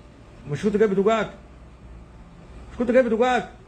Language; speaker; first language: Arabic; native; Arabic